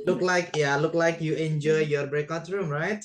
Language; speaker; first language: English; non-native, local second language; Indonesian